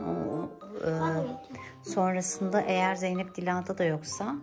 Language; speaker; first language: Turkish; native; Turkish